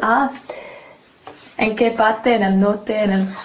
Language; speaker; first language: Spanish; non-native, learner; English